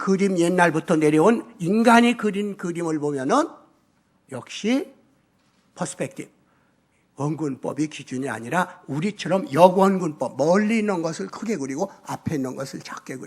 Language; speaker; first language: Korean; native; Korean